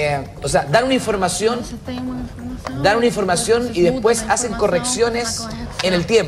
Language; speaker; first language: Spanish; native; Spanish